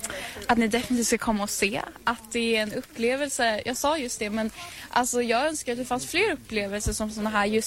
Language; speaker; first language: Swedish; native; Swedish